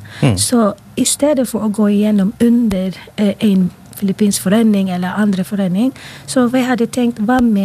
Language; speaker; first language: Norwegian; non-native, fluent; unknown